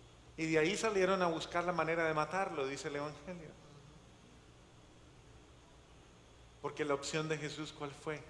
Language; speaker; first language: Spanish; native; Spanish